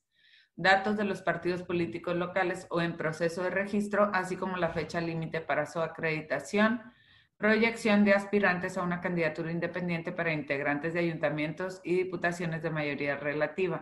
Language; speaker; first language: Spanish; native; Spanish